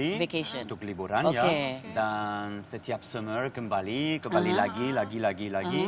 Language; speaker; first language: Indonesian; non-native, learner; French